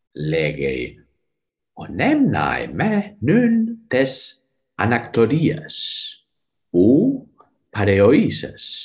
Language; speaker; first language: Greek; non-native, learner; English